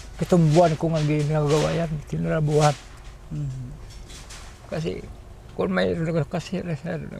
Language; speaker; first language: Filipino; non-native, local second language; Iloko